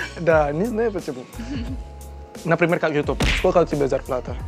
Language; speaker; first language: Russian; non-native, learner; Indonesian